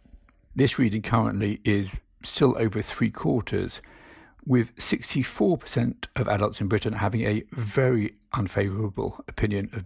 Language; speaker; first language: English; native; English